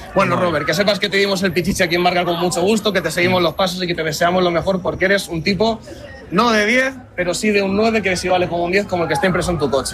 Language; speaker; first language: Spanish; native; Spanish